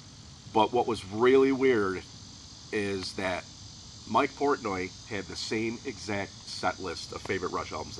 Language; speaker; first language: English; native; English